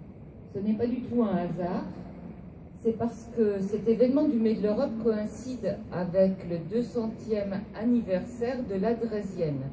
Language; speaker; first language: French; native; French